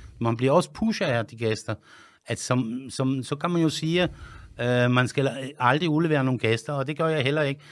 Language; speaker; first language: Danish; non-native, fluent; French